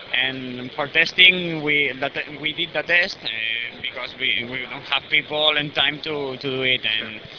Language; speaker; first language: English; non-native, learner; Spanish